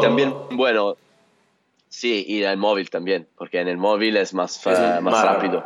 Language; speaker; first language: Spanish; non-native, learner; Italian